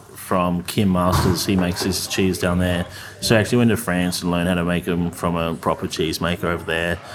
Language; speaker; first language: English; native; English